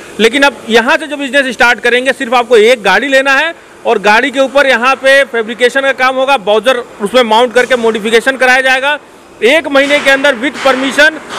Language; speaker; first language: Hindi; native; Hindi